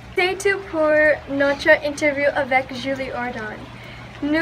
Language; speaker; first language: French; non-native, learner; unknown